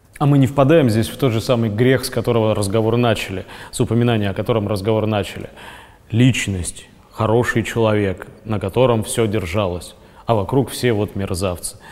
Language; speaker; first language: Russian; native; Russian